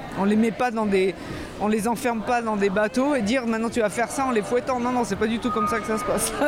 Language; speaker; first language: French; native; French